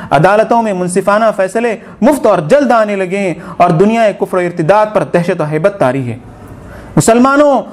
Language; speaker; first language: Urdu; native; Urdu